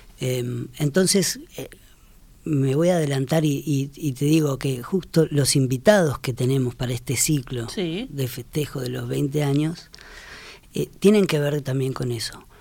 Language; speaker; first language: Spanish; native; Spanish